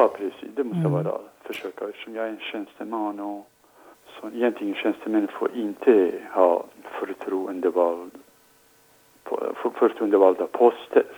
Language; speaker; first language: Swedish; non-native, fluent; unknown